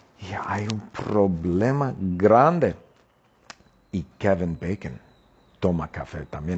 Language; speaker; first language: Spanish; non-native, fluent; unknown